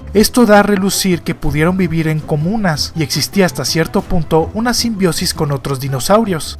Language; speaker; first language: Spanish; native; Spanish